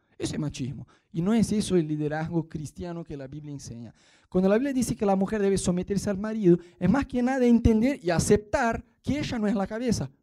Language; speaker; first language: Spanish; non-native, fluent; Portuguese